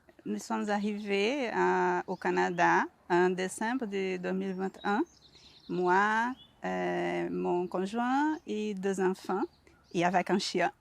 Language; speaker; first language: French; non-native, learner; Portuguese